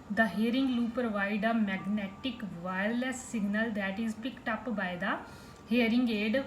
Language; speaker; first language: English; non-native, local second language; Punjabi